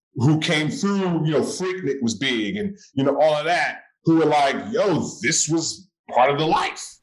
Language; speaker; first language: English; native; English